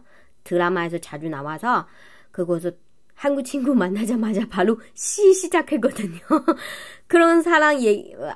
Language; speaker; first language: Korean; non-native, fluent; Chinese